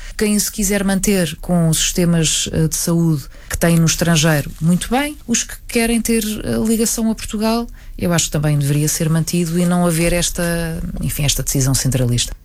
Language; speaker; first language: Portuguese; early bilingual, other home language; French